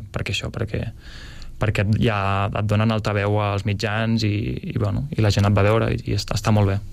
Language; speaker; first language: Catalan; native; Catalan